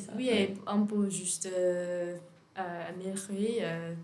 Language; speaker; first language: French; non-native, learner; English